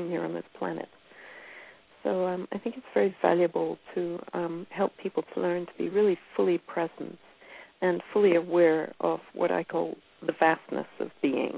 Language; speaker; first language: English; native; English